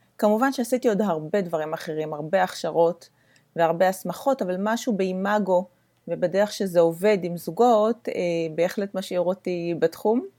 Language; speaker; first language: Hebrew; native; Hebrew